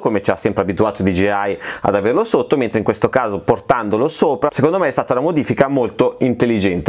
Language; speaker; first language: Italian; native; Italian